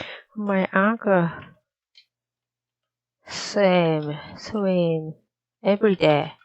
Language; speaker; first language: English; non-native, learner; Japanese